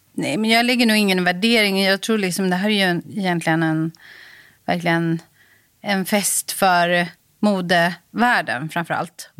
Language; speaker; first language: Swedish; native; Swedish